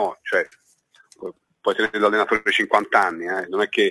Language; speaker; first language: Italian; native; Italian